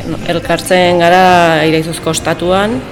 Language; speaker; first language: Basque; non-native, learner; Spanish